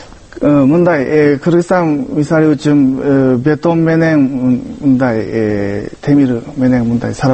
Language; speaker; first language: Kyrgyz; non-native, fluent; Japanese